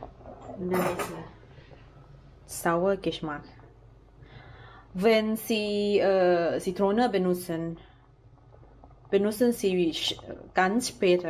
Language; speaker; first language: German; non-native, learner; Thai